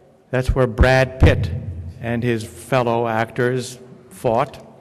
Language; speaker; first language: English; native; English